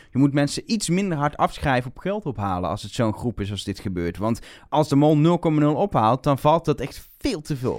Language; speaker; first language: Dutch; native; Dutch